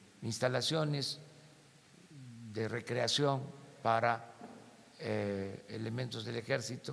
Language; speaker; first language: Spanish; native; Spanish